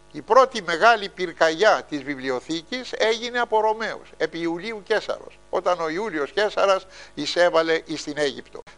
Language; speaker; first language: Greek; native; Greek